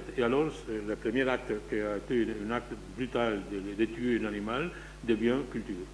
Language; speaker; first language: French; non-native, fluent; Spanish